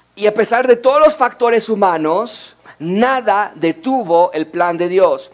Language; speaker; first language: Spanish; native; Spanish